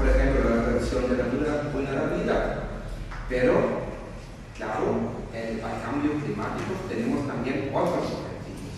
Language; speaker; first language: Spanish; non-native, fluent; German